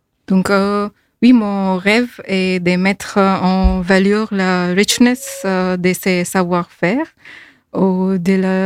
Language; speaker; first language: French; non-native, fluent; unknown